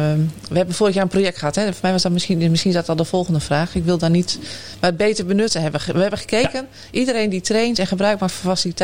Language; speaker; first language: Dutch; native; Dutch